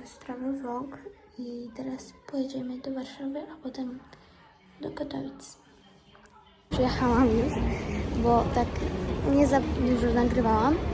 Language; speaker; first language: Polish; early bilingual, other home language; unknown